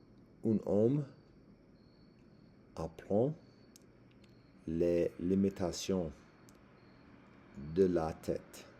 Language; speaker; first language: French; non-native, learner; English